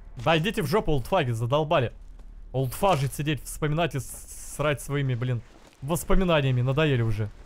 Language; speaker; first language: Russian; native; Russian